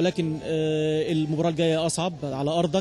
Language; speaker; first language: Arabic; native; Arabic